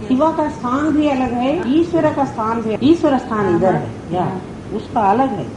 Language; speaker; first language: Hindi; non-native, local second language; Telugu